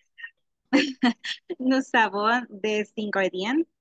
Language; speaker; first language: French; non-native, learner; Spanish